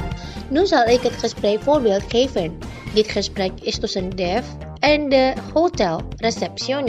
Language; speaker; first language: Dutch; non-native, learner; Indonesian